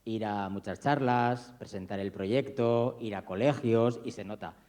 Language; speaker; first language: Spanish; non-native, local second language; Basque